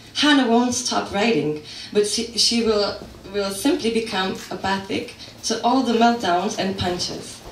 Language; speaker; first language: English; non-native, fluent; Slovenian